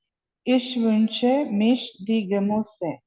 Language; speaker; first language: German; non-native, learner; Malayalam